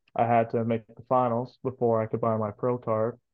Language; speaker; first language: English; native; English